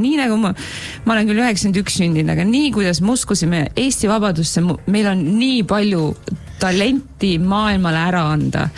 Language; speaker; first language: Estonian; native; Estonian